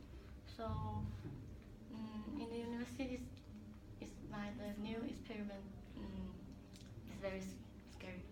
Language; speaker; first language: English; non-native, learner; Malay